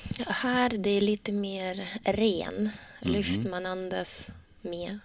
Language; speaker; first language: Swedish; non-native, learner; Russian